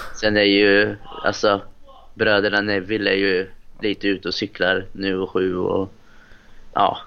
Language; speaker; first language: Swedish; native; Swedish